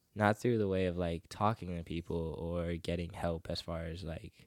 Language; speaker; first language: English; early bilingual, other home language; Filipino